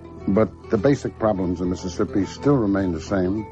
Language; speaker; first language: English; native; English